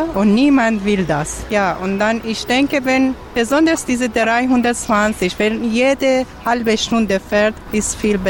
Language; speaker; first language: German; non-native, learner; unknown